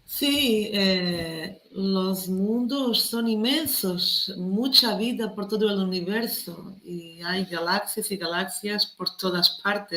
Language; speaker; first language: Spanish; non-native, fluent; Portuguese